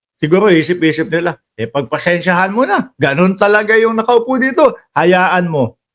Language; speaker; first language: Filipino; native; Filipino